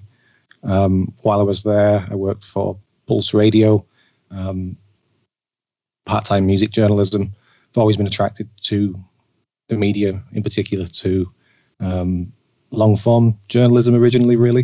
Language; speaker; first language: English; native; English